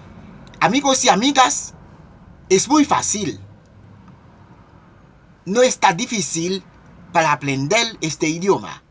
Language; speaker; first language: Spanish; non-native, local second language; Haitian Creole